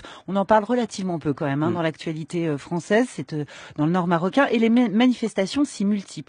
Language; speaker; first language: French; native; French